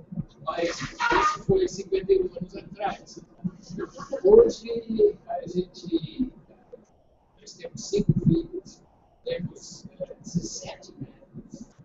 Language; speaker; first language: Portuguese; non-native, fluent; English